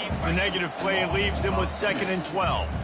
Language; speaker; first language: English; native; English